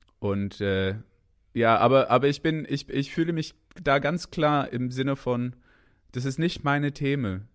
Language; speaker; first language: German; non-native, fluent; English